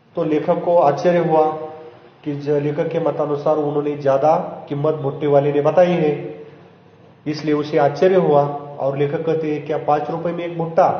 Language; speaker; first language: Hindi; non-native, local second language; Marathi